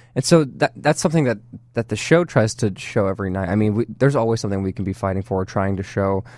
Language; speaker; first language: English; native; English